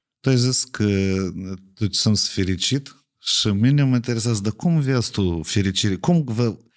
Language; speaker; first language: Romanian; native; Romanian